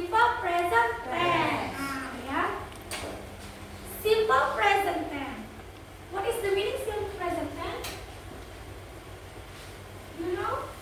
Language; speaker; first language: English; non-native, learner; Indonesian